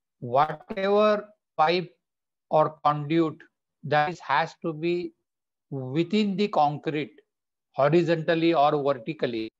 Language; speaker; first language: English; non-native, local second language; Bangla